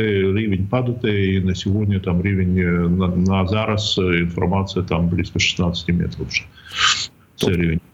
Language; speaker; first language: Ukrainian; native; Ukrainian